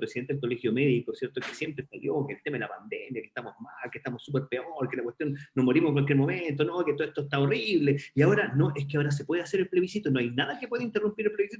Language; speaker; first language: Spanish; native; Spanish